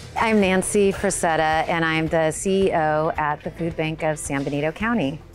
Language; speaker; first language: English; native; English